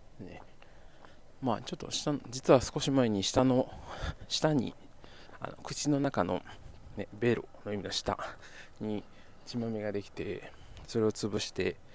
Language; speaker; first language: Japanese; native; Japanese